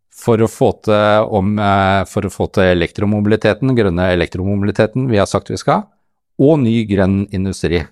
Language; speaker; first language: Norwegian; native; Norwegian